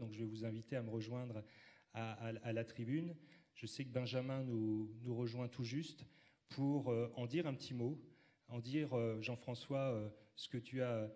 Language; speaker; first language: French; native; French